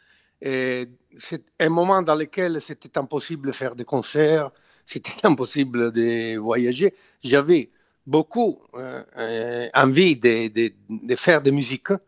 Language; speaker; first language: French; non-native, fluent; Italian